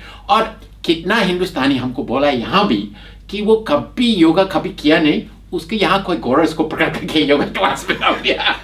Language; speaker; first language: Hindi; non-native, fluent; English